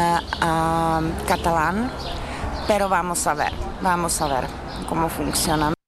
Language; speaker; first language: Spanish; non-native, fluent; Czech